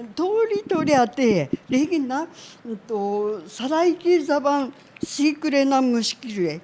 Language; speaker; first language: Urdu; non-native, learner; Japanese